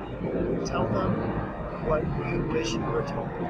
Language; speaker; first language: English; native; English